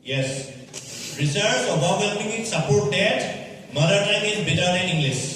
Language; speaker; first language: English; non-native, local second language; Assamese